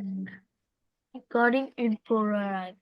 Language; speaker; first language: English; non-native, local second language; Urdu